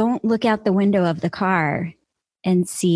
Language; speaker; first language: English; native; English